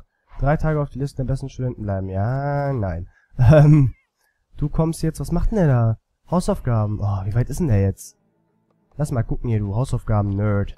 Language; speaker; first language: German; native; German